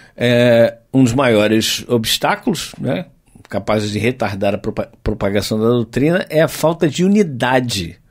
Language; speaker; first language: Portuguese; native; Portuguese